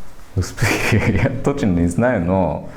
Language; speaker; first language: Russian; non-native, learner; Japanese